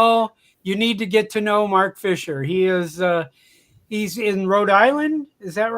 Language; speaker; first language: English; native; English